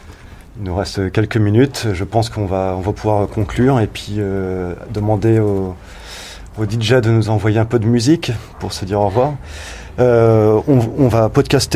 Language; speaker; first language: French; native; French